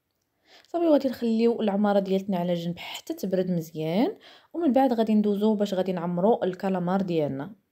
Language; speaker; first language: Arabic; native; Arabic